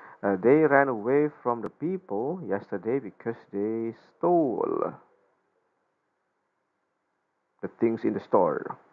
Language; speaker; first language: English; non-native, fluent; Indonesian